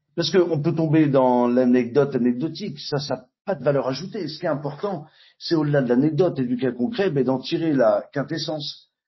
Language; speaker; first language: French; native; French